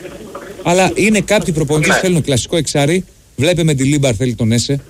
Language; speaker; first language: Greek; native; Greek